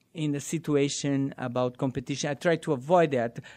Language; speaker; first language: English; non-native, learner; Portuguese